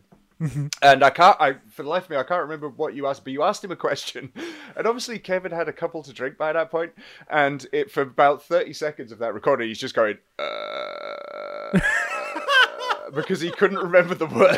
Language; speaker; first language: English; native; English